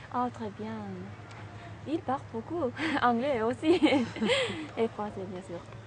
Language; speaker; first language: French; non-native, learner; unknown